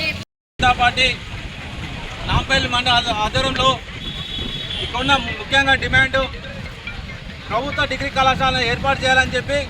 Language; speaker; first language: Telugu; native; Telugu